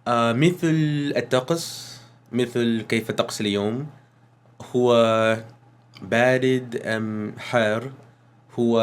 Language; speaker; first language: Arabic; non-native, learner; English